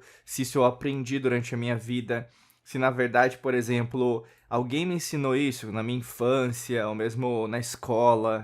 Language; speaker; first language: Portuguese; native; Portuguese